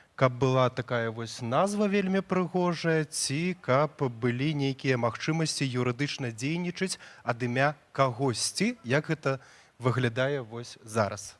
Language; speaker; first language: Belarusian; native; Belarusian